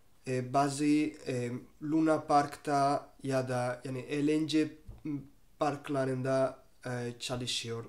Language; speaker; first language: Turkish; non-native, learner; Spanish